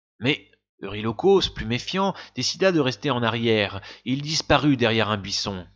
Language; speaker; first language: French; native; French